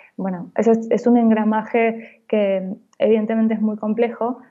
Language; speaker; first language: Spanish; native; Spanish